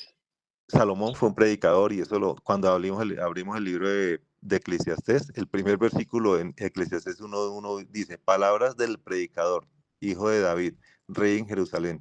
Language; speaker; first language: Spanish; native; Spanish